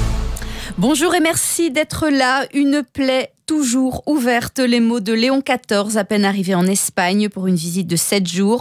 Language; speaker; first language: French; native; French